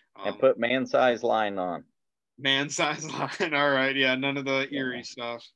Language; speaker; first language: English; native; English